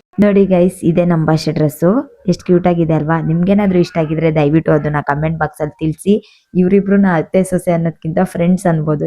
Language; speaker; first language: Kannada; non-native, local second language; Lambadi